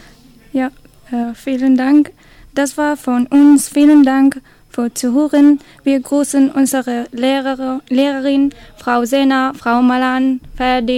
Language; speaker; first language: German; non-native, learner; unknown